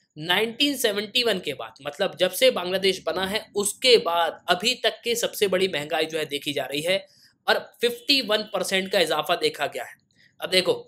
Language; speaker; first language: Hindi; native; Hindi